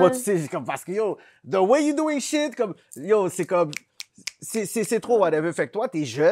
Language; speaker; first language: French; native; French